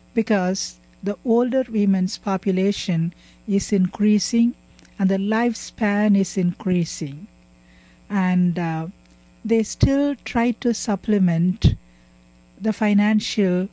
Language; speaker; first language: English; non-native, local second language; Tamil